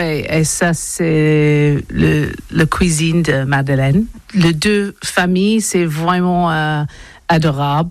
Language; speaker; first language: French; non-native, learner; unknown